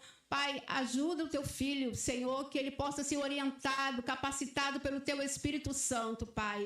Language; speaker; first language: Portuguese; native; Portuguese